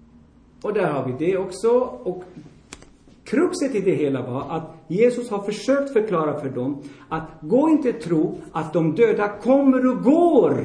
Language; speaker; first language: Swedish; non-native, fluent; Armenian